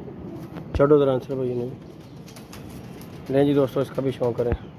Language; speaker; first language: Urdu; non-native, local second language; Punjabi